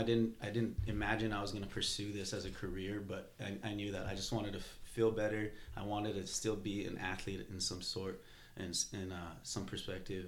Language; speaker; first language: English; native; English